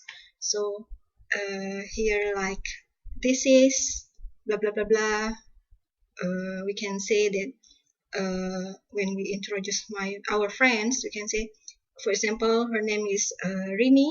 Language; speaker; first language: English; non-native, fluent; Indonesian